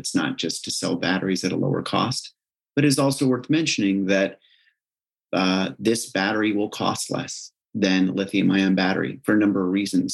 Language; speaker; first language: English; native; English